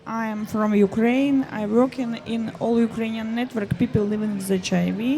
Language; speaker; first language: English; non-native, learner; Russian